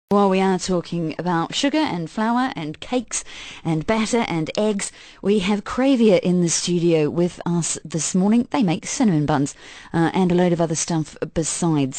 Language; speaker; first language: English; native; English